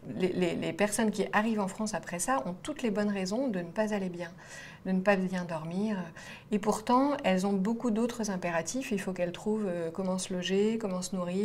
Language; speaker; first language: French; native; French